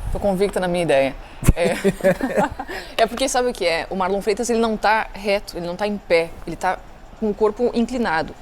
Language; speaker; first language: Portuguese; native; Portuguese